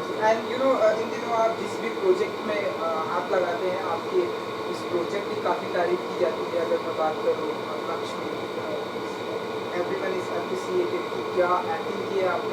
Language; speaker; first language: Hindi; native; Hindi